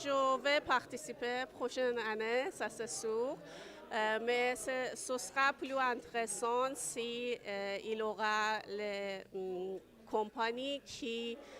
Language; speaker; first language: French; non-native, learner; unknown